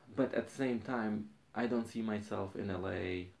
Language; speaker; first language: English; non-native, fluent; Arabic